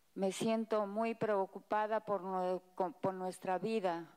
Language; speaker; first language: Spanish; native; Spanish